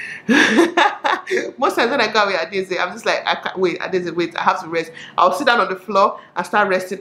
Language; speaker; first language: English; non-native, local second language; Igbo